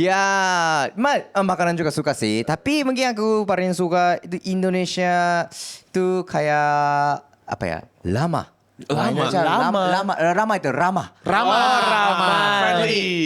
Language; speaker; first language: Indonesian; non-native, learner; Japanese